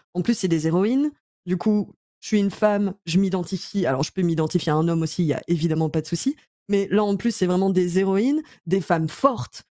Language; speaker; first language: French; native; French